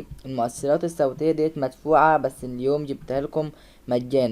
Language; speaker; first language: Arabic; native; Arabic